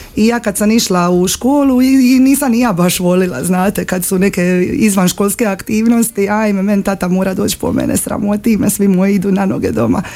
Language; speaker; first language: Croatian; native; Croatian